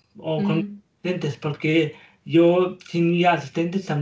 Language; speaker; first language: Spanish; non-native, learner; German